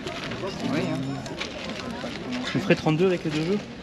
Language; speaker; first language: French; native; French